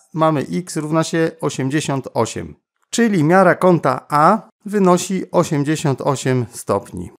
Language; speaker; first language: Polish; native; Polish